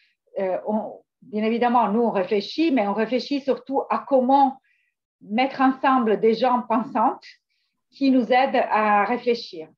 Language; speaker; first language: French; non-native, fluent; Italian